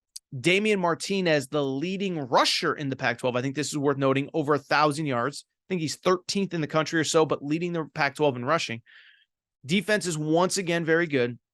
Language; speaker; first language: English; native; English